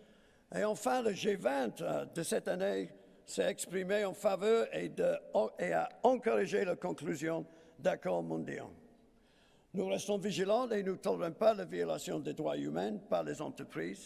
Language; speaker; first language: French; non-native, fluent; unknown